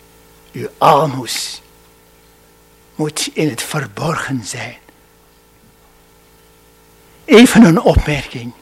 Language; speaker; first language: Dutch; non-native, fluent; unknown